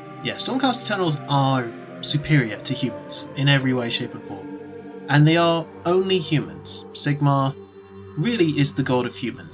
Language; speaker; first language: English; native; English